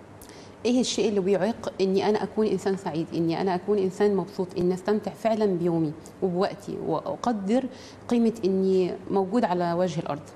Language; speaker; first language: Arabic; native; Arabic